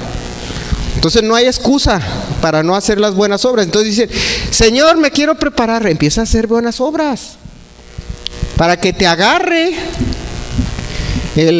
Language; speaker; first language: Spanish; native; Spanish